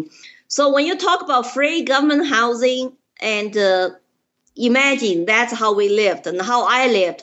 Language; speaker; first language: English; non-native, fluent; Chinese